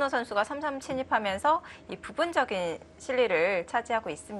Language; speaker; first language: Korean; native; Korean